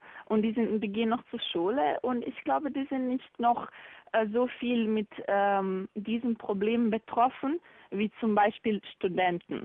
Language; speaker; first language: German; non-native, learner; Bosnian